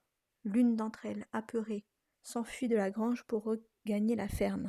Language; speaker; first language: French; native; French